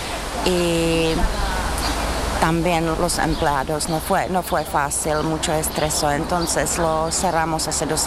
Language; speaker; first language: Spanish; non-native, fluent; Czech